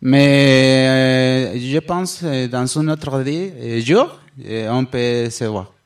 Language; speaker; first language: French; non-native, learner; Spanish